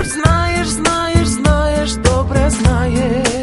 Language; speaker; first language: Ukrainian; native; Ukrainian